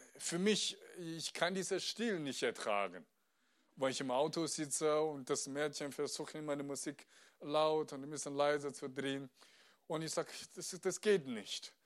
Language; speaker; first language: German; non-native, fluent; Chinese